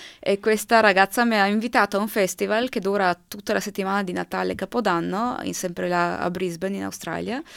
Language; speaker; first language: Italian; non-native, local second language; Slovenian